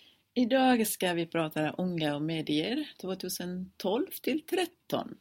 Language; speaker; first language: Swedish; non-native, fluent; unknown